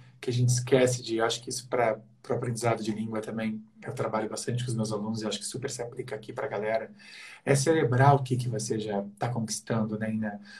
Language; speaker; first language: Portuguese; native; Portuguese